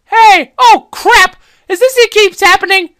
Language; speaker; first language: English; native; English